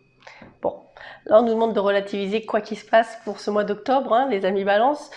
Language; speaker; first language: French; native; French